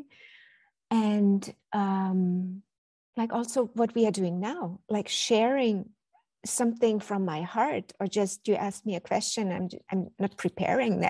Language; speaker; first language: English; non-native, fluent; German